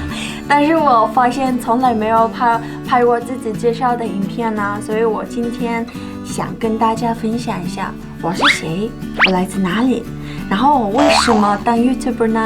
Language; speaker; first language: Chinese; non-native, fluent; Mongolian